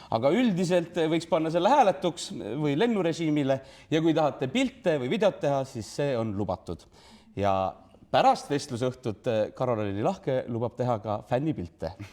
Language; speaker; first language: Estonian; native; Estonian